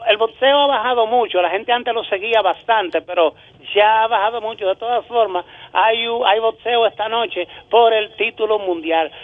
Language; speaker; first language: Spanish; native; Spanish